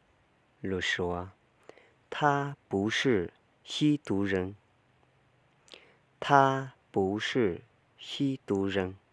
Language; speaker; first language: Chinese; non-native, learner; Hmong